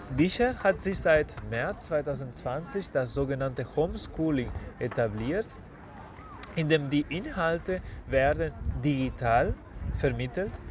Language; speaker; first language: German; non-native, fluent; Spanish